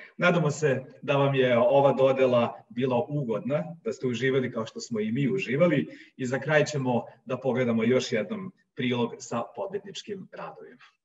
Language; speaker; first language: Serbian; native; Serbian